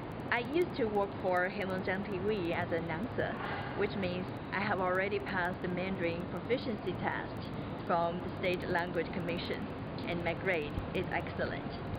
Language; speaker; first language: English; non-native, fluent; Chinese